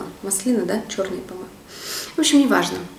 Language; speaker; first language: Russian; native; Russian